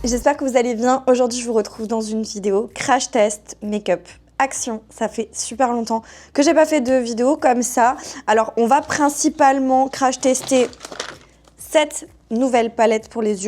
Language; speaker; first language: French; native; French